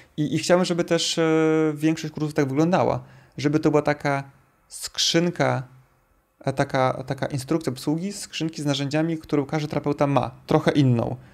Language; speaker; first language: Polish; native; Polish